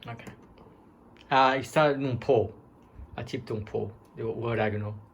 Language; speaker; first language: Portuguese; early bilingual, heritage; Portuguese